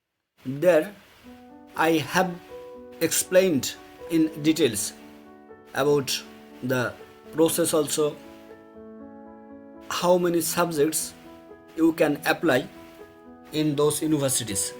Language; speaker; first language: English; non-native, fluent; Bangla